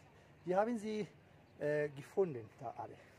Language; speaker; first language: German; non-native, learner; Arabic